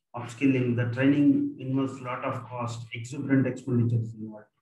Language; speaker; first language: English; non-native, local second language; Kannada